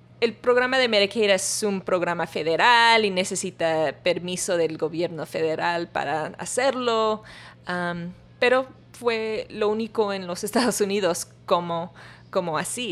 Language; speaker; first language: Spanish; non-native, learner; English